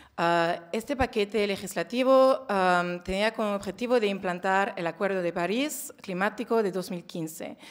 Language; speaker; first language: Spanish; non-native, learner; French